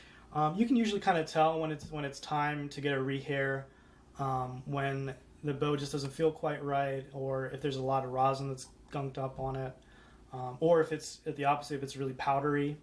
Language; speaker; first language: English; native; English